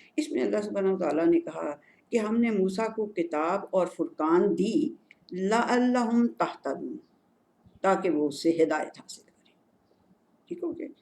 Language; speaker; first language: Urdu; native; Urdu